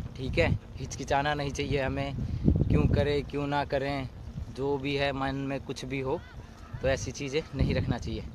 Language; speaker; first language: Hindi; native; Hindi